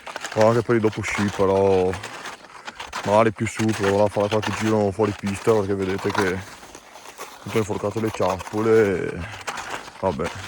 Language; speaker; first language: Italian; native; Italian